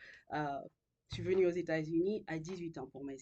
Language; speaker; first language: French; non-native, local second language; Haitian Creole